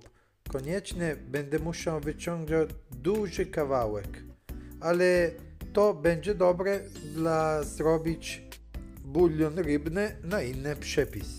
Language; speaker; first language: Polish; non-native, learner; Italian